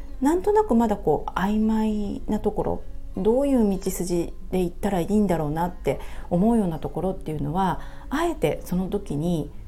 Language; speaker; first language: Japanese; native; Japanese